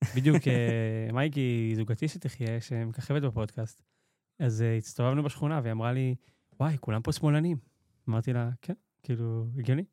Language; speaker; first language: Hebrew; native; Hebrew